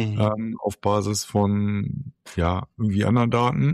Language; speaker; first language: German; native; German